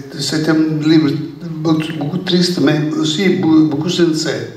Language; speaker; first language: French; non-native, learner; Italian